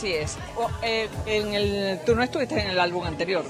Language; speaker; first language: Spanish; native; Spanish